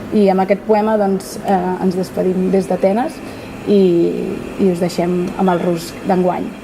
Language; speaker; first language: Catalan; native; Catalan